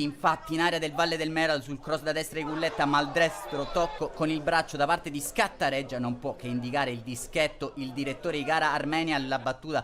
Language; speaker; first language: Italian; native; Italian